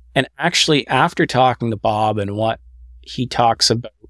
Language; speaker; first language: English; native; English